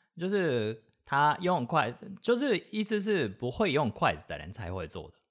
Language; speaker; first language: Chinese; non-native, fluent; Japanese